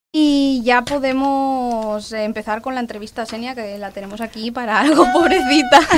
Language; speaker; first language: Spanish; native; Spanish